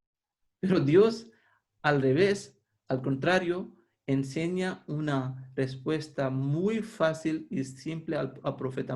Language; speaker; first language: Spanish; non-native, fluent; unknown